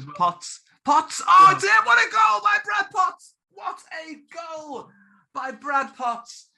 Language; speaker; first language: English; native; English